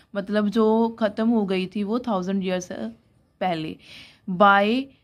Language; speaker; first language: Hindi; non-native, local second language; Punjabi